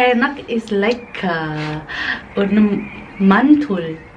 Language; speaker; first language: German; non-native, learner; Indonesian